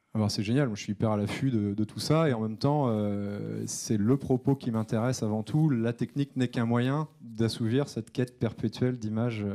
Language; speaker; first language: French; native; French